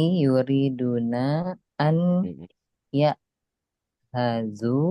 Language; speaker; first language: Arabic; non-native, learner; Indonesian